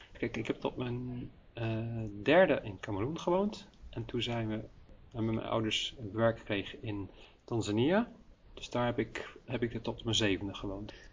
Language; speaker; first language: Dutch; early bilingual, heritage; Dutch